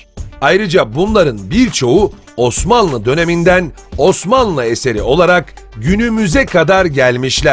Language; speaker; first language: Turkish; native; Turkish